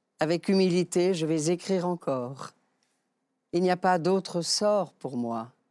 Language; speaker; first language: French; native; French